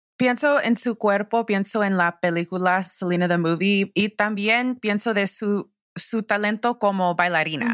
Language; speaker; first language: Spanish; early bilingual, heritage; English